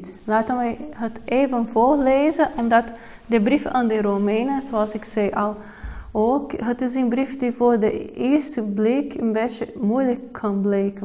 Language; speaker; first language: Dutch; non-native, fluent; Portuguese